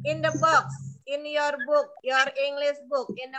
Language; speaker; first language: English; non-native, learner; Indonesian